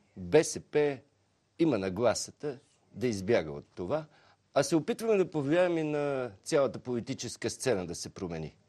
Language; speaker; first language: Bulgarian; native; Bulgarian